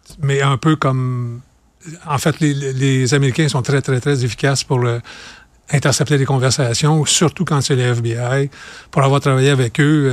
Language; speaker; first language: French; native; French